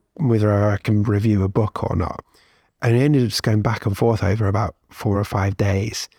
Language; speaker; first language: English; native; English